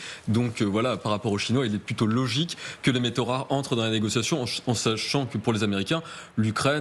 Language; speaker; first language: French; native; French